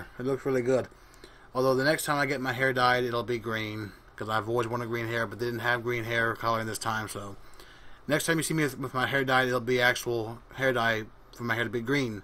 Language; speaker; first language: English; native; English